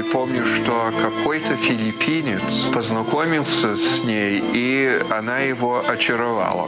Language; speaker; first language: Russian; early bilingual, heritage; Russian